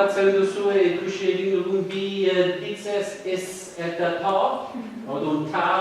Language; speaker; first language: Basque; non-native, learner; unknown